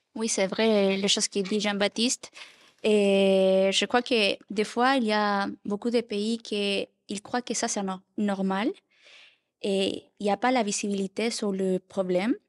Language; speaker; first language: French; non-native, learner; Spanish